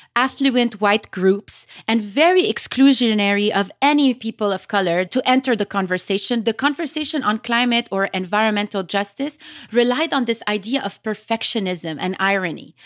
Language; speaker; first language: English; early bilingual, other home language; Arabic